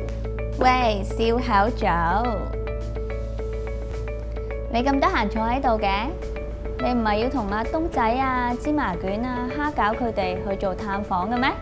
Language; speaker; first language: Cantonese; native; Cantonese